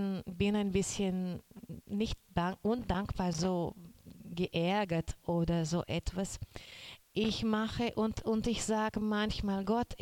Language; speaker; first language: German; non-native, learner; Portuguese